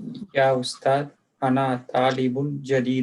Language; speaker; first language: Arabic; non-native, learner; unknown